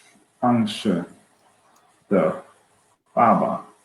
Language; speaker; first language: Chinese; non-native, learner; Swedish